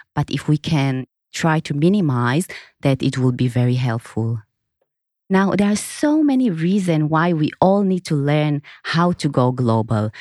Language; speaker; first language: English; non-native, fluent; Hebrew